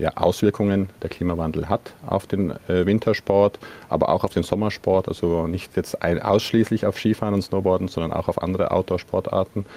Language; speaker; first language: German; native; German